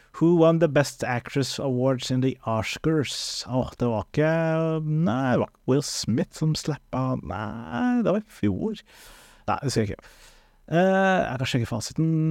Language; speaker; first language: Norwegian; early bilingual, other home language; Somali